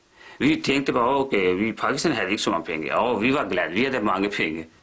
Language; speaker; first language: Danish; non-native, fluent; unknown